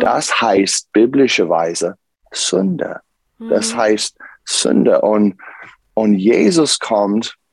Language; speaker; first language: German; non-native, learner; English